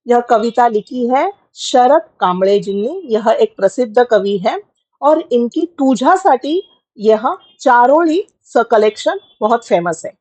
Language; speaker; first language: Hindi; non-native, local second language; Marathi